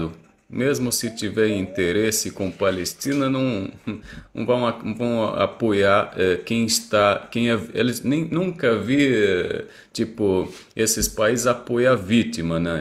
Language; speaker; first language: Portuguese; non-native, fluent; Arabic